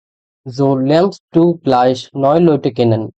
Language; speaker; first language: German; non-native, fluent; Bangla